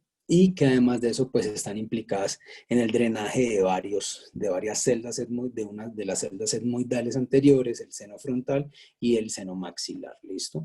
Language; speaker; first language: Spanish; native; Spanish